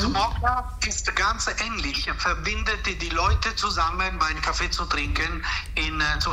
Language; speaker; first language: German; non-native, fluent; Italian